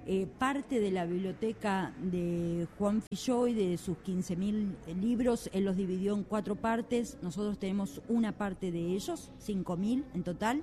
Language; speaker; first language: Spanish; native; Spanish